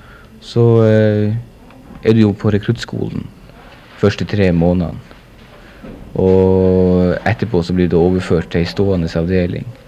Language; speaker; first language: Norwegian; native; Norwegian